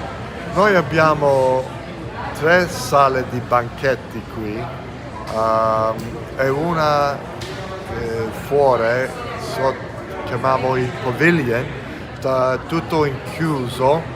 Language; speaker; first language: Italian; early bilingual, heritage; English